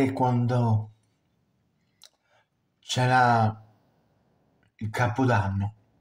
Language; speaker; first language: Italian; non-native, fluent; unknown